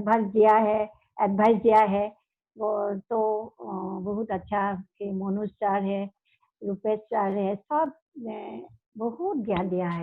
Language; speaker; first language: Hindi; non-native, local second language; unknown